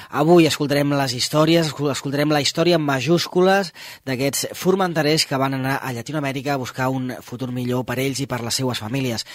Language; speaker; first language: Catalan; native; Catalan